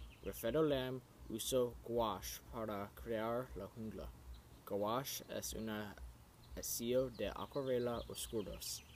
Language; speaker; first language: Spanish; non-native, learner; English